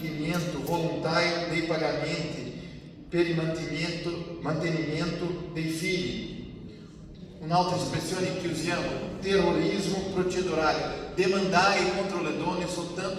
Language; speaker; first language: Italian; non-native, fluent; Portuguese